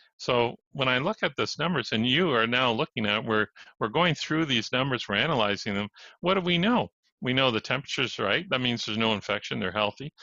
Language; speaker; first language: English; native; English